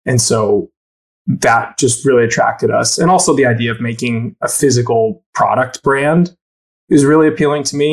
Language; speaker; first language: English; native; English